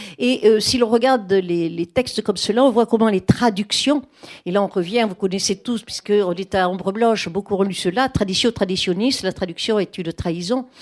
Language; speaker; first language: French; native; French